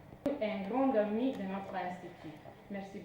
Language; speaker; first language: French; non-native, fluent; Serbian